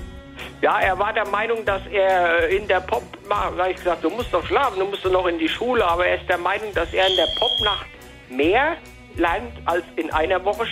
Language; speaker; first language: German; native; German